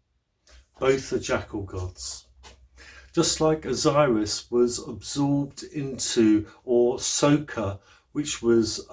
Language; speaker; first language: English; native; English